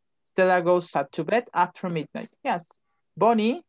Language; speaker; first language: English; non-native, fluent; Spanish